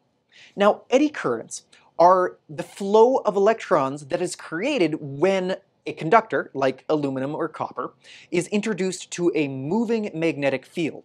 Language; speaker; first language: English; native; English